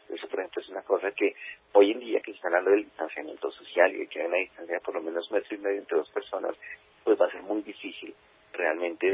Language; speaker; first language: Spanish; native; Spanish